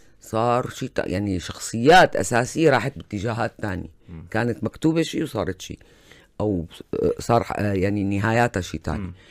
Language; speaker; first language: Arabic; native; Arabic